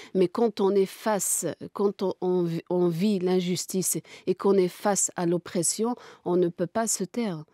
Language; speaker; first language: French; non-native, local second language; Kabyle